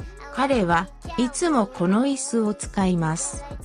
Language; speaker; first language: Japanese; non-native, learner; English